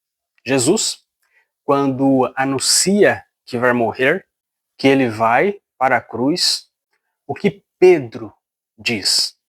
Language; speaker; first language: Portuguese; native; Portuguese